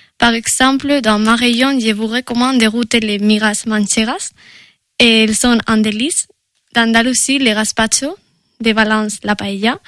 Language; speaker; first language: French; non-native, fluent; Spanish